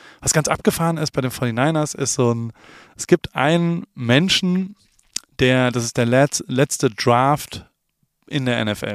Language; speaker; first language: German; native; German